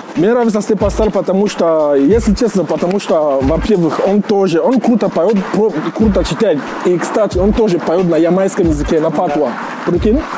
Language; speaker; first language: Russian; non-native, fluent; Jamaican Creole English